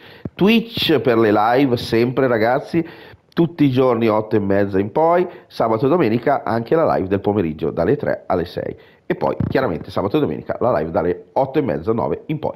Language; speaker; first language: Italian; native; Italian